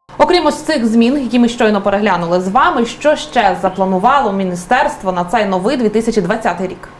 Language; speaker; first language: Ukrainian; native; Ukrainian